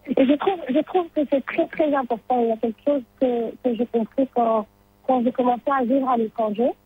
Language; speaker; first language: French; non-native, local second language; Arabic